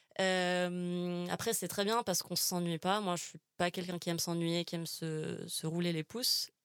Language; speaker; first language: French; non-native, local second language; Arabic